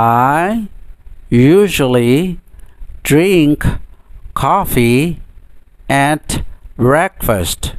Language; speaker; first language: English; non-native, fluent; Indonesian